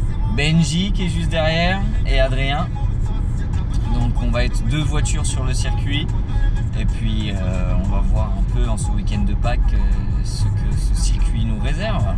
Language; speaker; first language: French; native; French